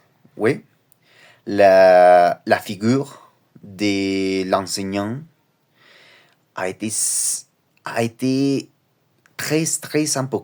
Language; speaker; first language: French; non-native, learner; Spanish